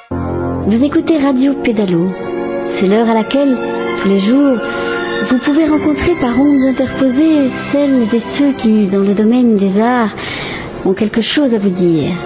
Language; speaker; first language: French; native; French